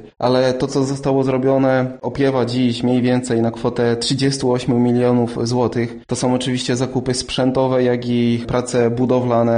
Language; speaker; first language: Polish; native; Polish